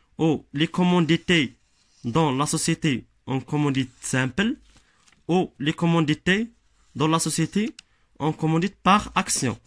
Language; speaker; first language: French; non-native, local second language; Arabic